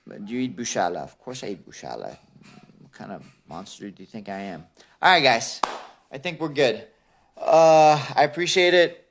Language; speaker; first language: English; early bilingual, other home language; Assyrian Neo-Aramaic